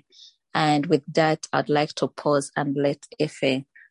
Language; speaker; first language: English; non-native, local second language; Ganda